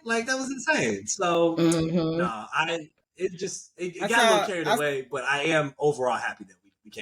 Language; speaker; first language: English; native; English